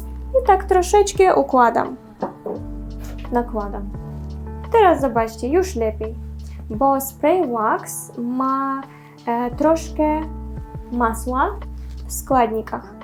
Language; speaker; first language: Polish; non-native, learner; Russian